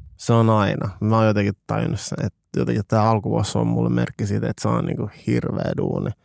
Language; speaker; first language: Finnish; early bilingual, other home language; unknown